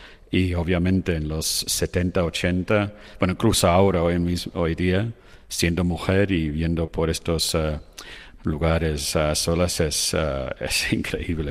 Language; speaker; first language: Spanish; non-native, fluent; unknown